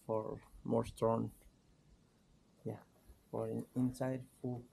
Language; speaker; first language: English; non-native, learner; Spanish